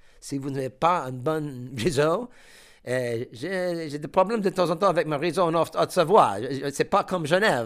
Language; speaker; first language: French; non-native, fluent; English